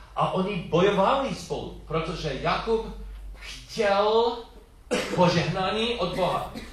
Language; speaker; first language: Czech; non-native, learner; English